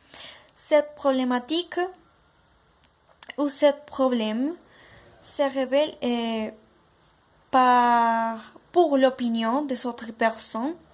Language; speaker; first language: French; non-native, learner; Spanish